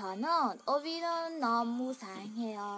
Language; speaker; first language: Korean; non-native, learner; Burmese